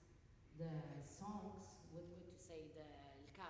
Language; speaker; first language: English; non-native, learner; Italian